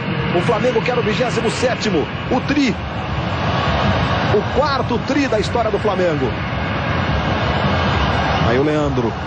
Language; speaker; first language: Portuguese; native; Portuguese